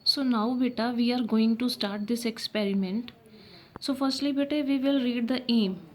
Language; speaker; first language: English; non-native, local second language; Punjabi